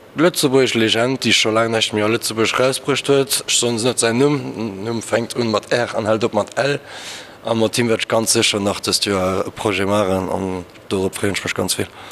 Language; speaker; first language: Luxembourgish; early bilingual, other home language; Portuguese